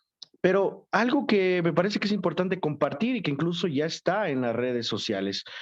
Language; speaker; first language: Spanish; native; Spanish